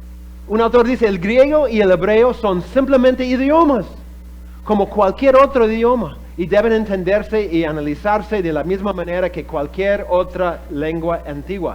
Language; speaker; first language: Spanish; non-native, fluent; English